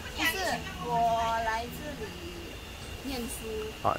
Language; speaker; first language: Chinese; non-native, fluent; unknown